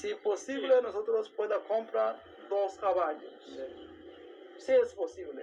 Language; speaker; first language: Spanish; non-native, learner; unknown